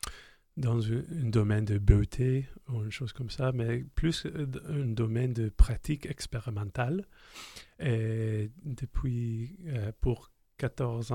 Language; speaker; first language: French; non-native, fluent; English